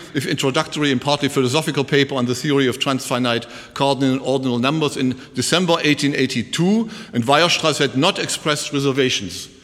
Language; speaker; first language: English; non-native, fluent; German